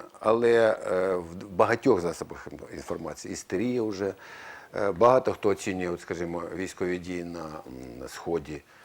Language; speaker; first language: Ukrainian; native; Ukrainian